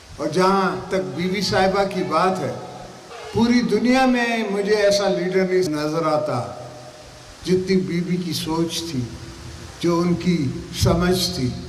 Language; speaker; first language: Urdu; non-native, local second language; Saraiki